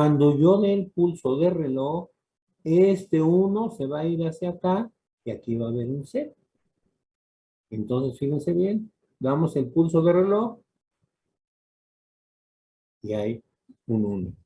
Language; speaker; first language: Spanish; native; Spanish